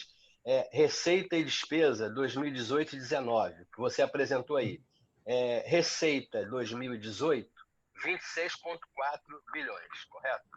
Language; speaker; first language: Portuguese; native; Portuguese